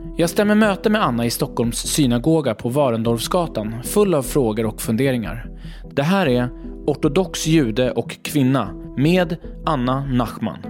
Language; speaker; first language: Swedish; native; Swedish